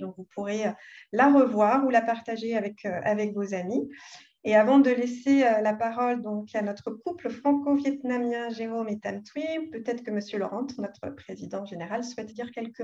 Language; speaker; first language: French; native; French